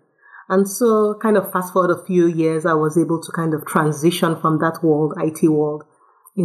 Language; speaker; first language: English; non-native, local second language; Yoruba